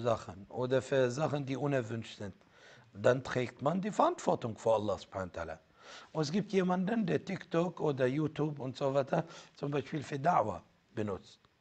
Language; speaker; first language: German; non-native, fluent; Arabic